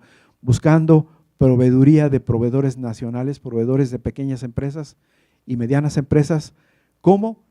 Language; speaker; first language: Spanish; native; Spanish